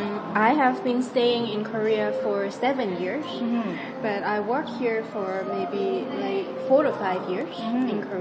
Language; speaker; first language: English; non-native, fluent; Cantonese